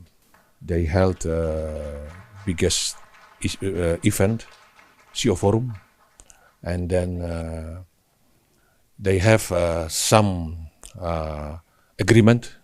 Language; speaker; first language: English; non-native, learner; Indonesian